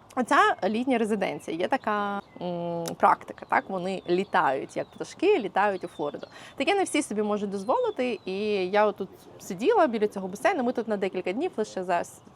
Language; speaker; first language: Ukrainian; native; Ukrainian